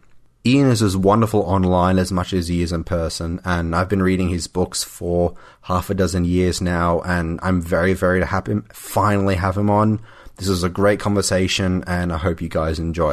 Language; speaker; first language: English; native; English